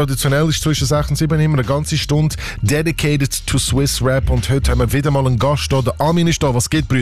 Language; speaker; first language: German; native; German